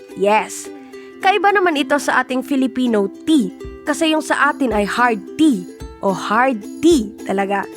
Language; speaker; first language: Filipino; native; Filipino